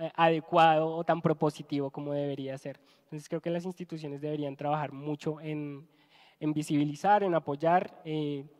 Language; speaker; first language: Spanish; native; Spanish